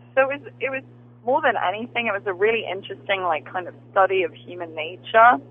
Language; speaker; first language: English; native; English